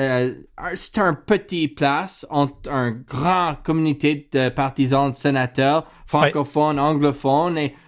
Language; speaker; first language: French; non-native, learner; English